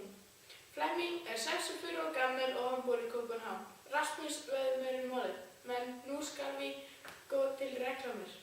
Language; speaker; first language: Danish; non-native, learner; Icelandic